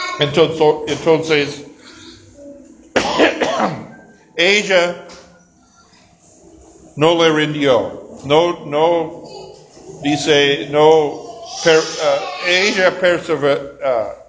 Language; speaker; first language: Spanish; non-native, learner; English